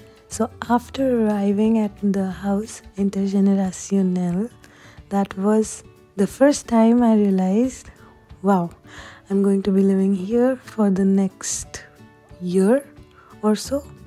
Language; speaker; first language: English; non-native, local second language; Hindi